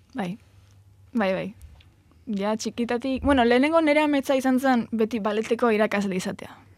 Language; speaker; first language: Basque; native; Basque